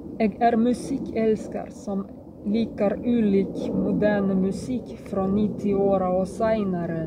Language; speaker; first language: Norwegian; non-native, fluent; Russian